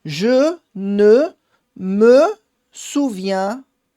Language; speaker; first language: French; non-native, fluent; Portuguese